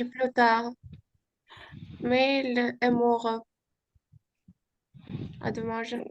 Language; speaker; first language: French; non-native, fluent; Uzbek